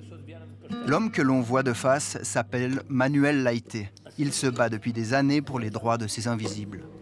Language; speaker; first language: French; native; French